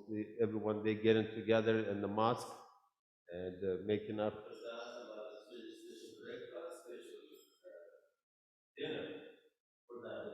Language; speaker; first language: English; non-native, local second language; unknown